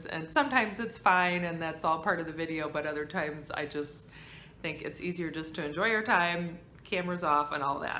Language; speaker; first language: English; native; English